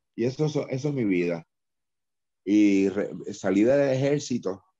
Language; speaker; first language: Spanish; native; Spanish